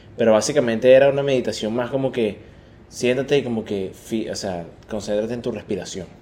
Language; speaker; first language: Spanish; native; Spanish